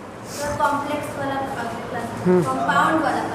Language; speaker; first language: Hindi; native; Hindi